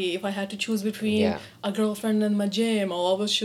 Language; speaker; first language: English; non-native, local second language; Urdu